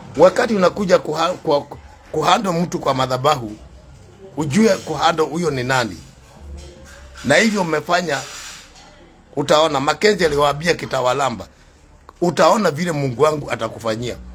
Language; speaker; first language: Swahili; non-native, local second language; Kikuyu